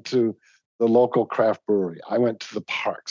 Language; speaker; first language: English; native; English